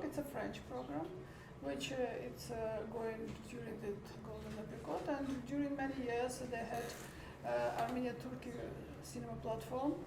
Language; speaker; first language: English; non-native, learner; Armenian